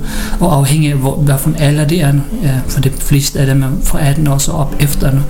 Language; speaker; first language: Danish; non-native, learner; Filipino